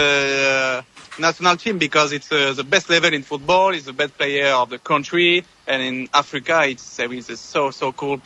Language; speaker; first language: English; non-native, learner; French